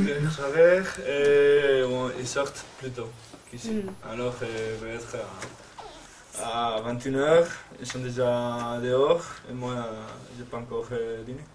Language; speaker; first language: French; non-native, fluent; Spanish